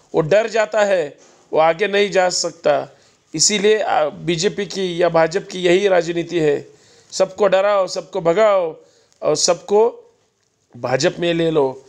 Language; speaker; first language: Hindi; non-native, local second language; Marathi